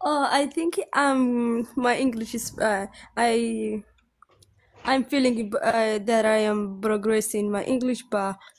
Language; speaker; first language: English; non-native, learner; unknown